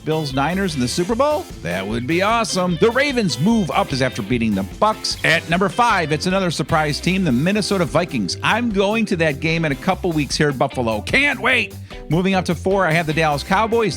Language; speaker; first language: English; native; English